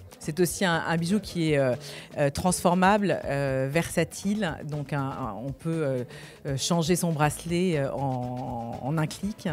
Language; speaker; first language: French; native; French